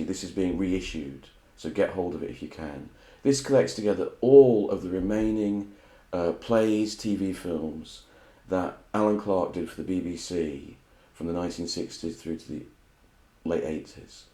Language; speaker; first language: English; native; English